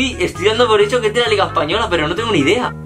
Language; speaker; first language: Spanish; native; Spanish